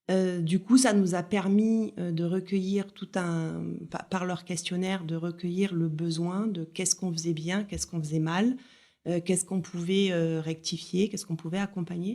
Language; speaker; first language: French; native; French